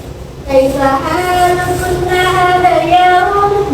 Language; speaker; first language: Arabic; non-native, fluent; Indonesian